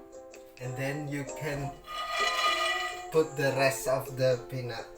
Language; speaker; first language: English; non-native, learner; Indonesian